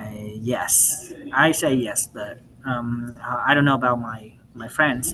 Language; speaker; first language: English; non-native, learner; Vietnamese